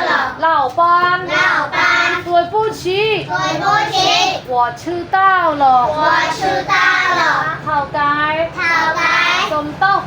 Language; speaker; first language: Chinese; non-native, fluent; Khmer